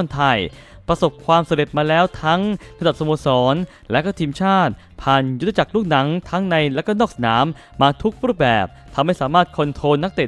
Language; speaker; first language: Thai; native; Thai